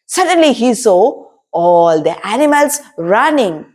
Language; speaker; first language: English; non-native, local second language; Malayalam